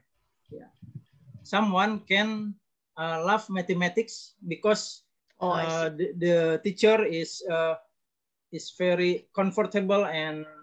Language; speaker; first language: English; non-native, learner; Indonesian